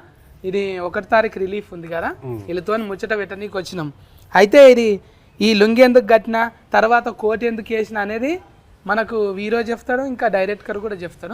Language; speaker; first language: Telugu; native; Telugu